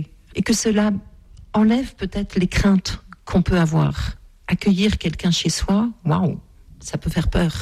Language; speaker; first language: French; native; French